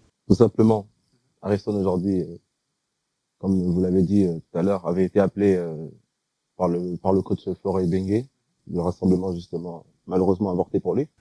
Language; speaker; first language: French; native; French